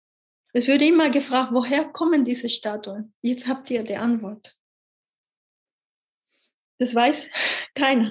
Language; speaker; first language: German; non-native, fluent; Spanish